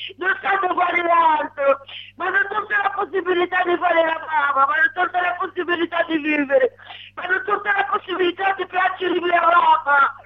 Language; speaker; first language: Italian; non-native, learner; Arabic